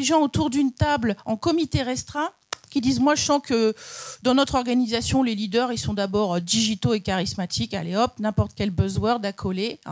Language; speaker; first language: French; native; French